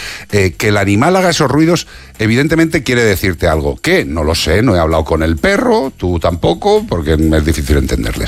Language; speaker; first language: Spanish; native; Spanish